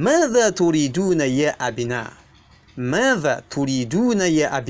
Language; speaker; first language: Arabic; non-native, fluent; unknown